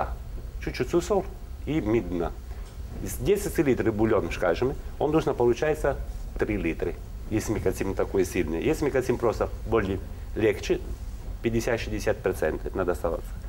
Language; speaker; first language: Russian; non-native, learner; Italian